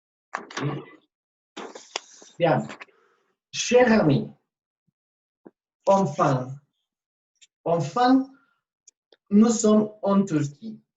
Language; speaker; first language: French; non-native, fluent; Spanish